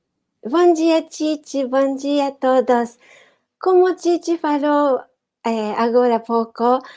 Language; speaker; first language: Portuguese; non-native, learner; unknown